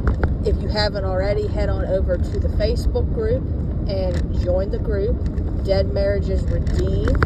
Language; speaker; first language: English; native; English